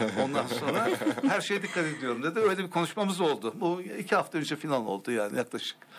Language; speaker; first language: Turkish; native; Turkish